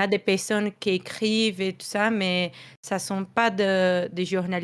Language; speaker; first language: French; non-native, fluent; Portuguese